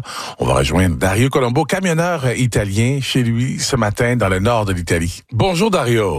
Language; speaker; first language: French; native; French